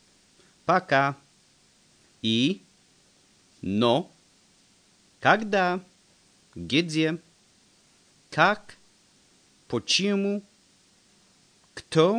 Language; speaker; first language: Russian; non-native, fluent; English